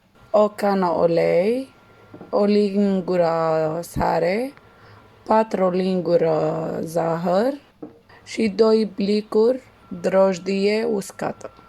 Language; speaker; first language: Romanian; non-native, learner; Arabic